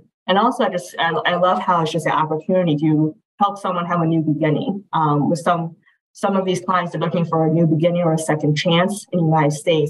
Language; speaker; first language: English; native; English